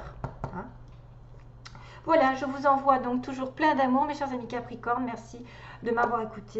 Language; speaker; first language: French; native; French